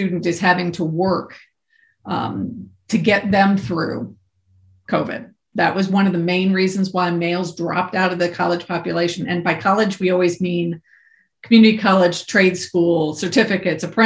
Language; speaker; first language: English; native; English